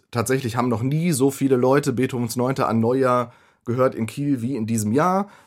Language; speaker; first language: German; native; German